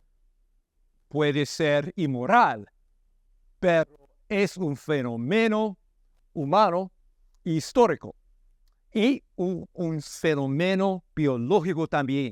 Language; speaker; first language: Spanish; non-native, learner; English